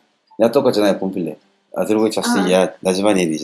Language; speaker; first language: Russian; non-native, learner; Korean